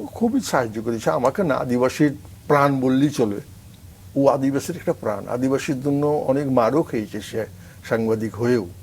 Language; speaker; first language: Bangla; native; Bangla